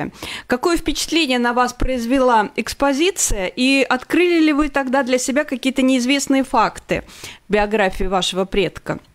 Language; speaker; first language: Russian; native; Russian